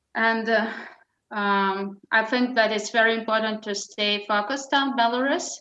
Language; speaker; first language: English; non-native, fluent; Russian